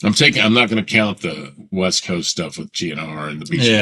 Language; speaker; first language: English; native; English